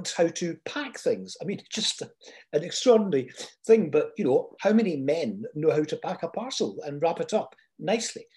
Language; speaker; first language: English; native; English